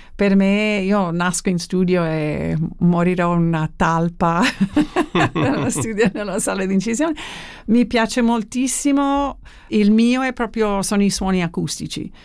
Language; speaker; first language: Italian; non-native, fluent; English